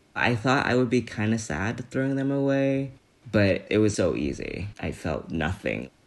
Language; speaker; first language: English; early bilingual, other home language; Vietnamese